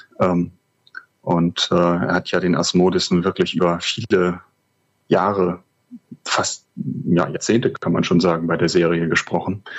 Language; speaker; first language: German; native; German